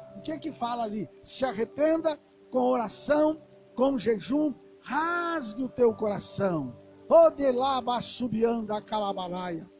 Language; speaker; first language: Portuguese; native; Portuguese